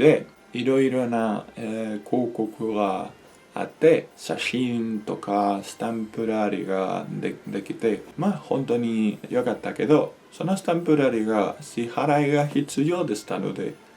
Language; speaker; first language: Japanese; non-native, learner; Spanish